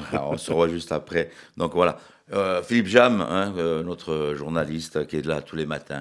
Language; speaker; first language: French; native; French